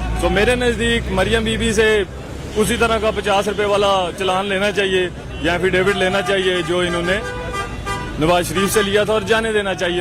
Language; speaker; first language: Urdu; non-native, local second language; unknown